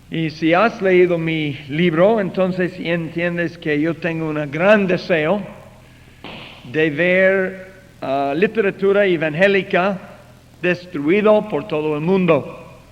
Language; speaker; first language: Spanish; non-native, fluent; English